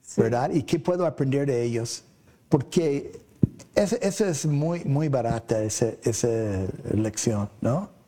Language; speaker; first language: Spanish; non-native, fluent; English